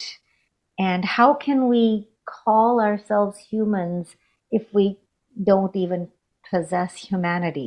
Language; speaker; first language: English; non-native, fluent; Hindi